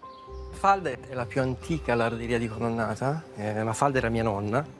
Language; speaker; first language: Italian; native; Italian